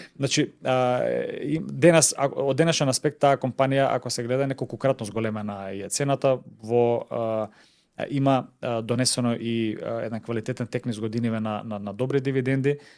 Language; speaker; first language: Macedonian; native; Macedonian